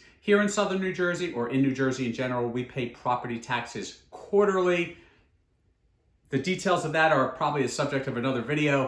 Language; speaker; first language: English; native; English